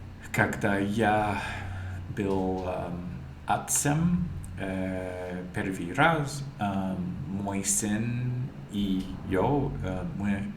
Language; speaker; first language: Russian; non-native, learner; English